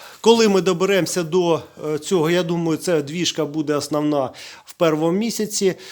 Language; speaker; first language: Ukrainian; native; Ukrainian